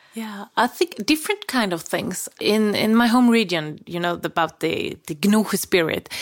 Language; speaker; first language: English; non-native, fluent; Swedish